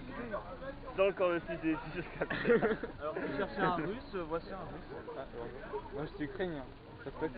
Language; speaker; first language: French; native; French